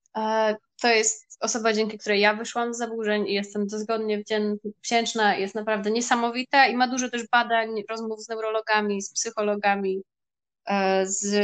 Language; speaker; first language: Polish; early bilingual, heritage; Polish